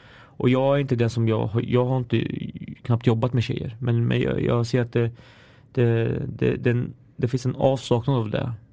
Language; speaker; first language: Swedish; early bilingual, other home language; Arabic